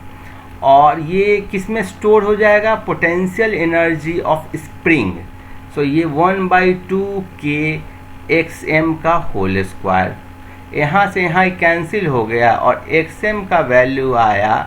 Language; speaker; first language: Hindi; native; Hindi